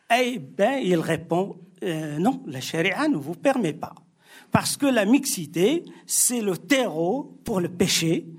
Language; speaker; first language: French; non-native, local second language; Arabic